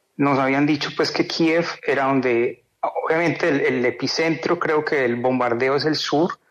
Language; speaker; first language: Spanish; native; Spanish